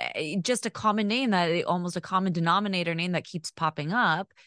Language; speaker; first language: English; native; English